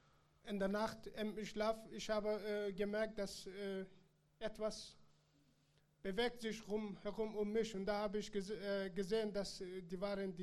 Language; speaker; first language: German; non-native, learner; Persian